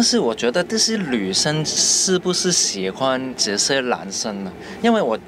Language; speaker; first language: Chinese; non-native, local second language; Cantonese